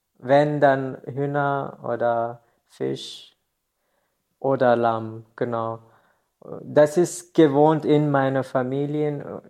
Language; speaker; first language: German; non-native, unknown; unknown